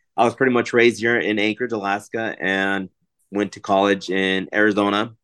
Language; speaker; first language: English; native; English